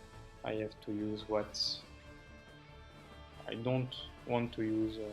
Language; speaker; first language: English; non-native, learner; French